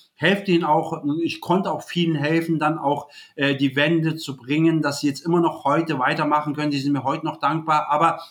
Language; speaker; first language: German; native; German